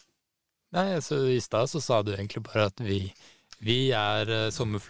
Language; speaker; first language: Norwegian; native; Norwegian